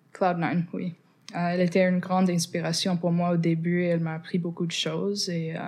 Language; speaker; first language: French; non-native, fluent; English